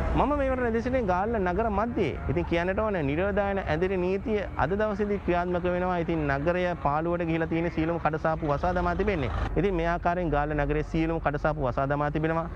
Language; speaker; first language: Sinhala; native; Sinhala